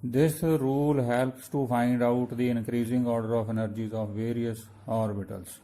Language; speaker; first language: English; non-native, local second language; Punjabi